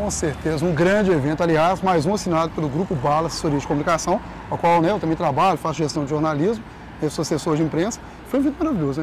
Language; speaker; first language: Portuguese; native; Portuguese